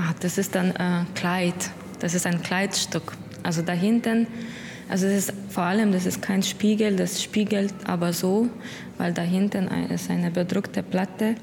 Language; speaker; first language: German; non-native, fluent; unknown